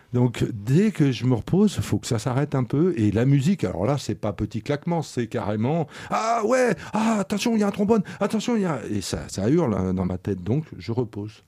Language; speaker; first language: French; native; French